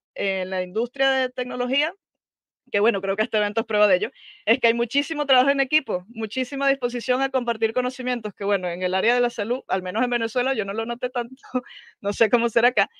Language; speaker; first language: Spanish; native; Spanish